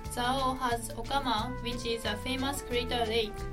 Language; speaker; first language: English; non-native, fluent; Japanese